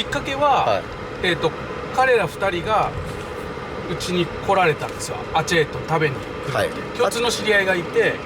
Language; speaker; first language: Japanese; native; Japanese